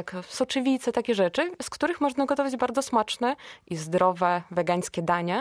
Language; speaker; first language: Polish; non-native, fluent; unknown